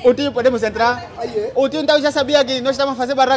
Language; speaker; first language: Portuguese; non-native, fluent; Vietnamese